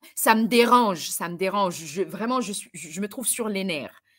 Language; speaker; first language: French; non-native, fluent; Arabic